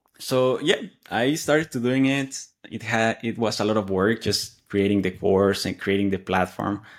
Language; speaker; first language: English; non-native, fluent; Spanish